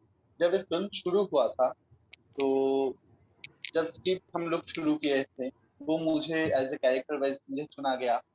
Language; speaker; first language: Hindi; non-native, local second language; Bangla